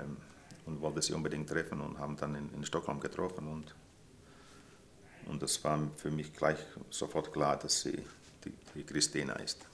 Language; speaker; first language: German; non-native, fluent; Finnish